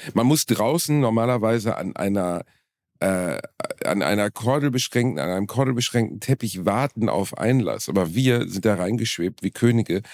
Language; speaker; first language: German; early bilingual, other home language; Turkish